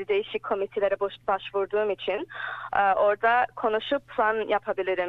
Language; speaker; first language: Turkish; early bilingual, heritage; English